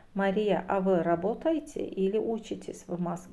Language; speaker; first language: Russian; non-native, fluent; Azerbaijani